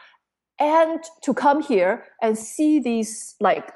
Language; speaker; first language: English; non-native, fluent; Chinese